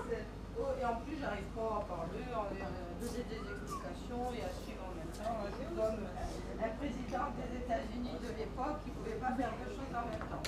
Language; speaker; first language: French; native; French